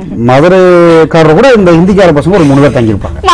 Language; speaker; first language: Tamil; native; Tamil